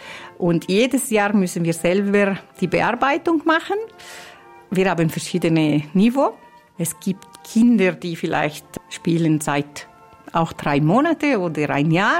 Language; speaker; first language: German; non-native, fluent; Italian